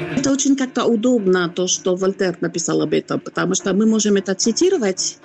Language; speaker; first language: Russian; non-native, fluent; French